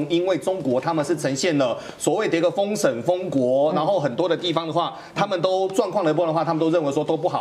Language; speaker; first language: Chinese; native; Chinese